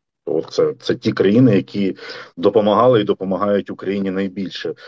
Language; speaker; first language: Ukrainian; native; Ukrainian